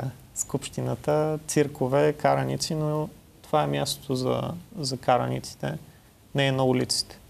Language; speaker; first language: Bulgarian; native; Bulgarian